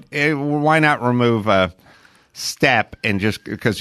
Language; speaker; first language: English; native; English